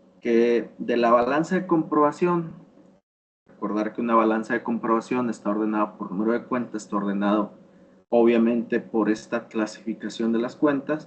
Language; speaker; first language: Spanish; native; Spanish